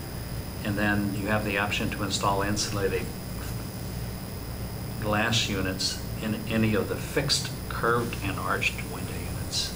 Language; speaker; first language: English; native; English